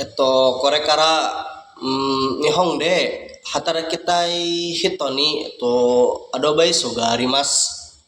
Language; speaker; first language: Japanese; non-native, learner; Indonesian